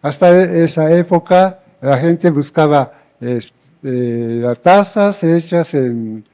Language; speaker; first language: Spanish; non-native, fluent; Japanese